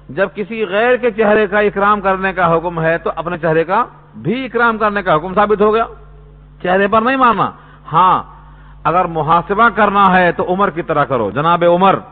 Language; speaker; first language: Urdu; native; Urdu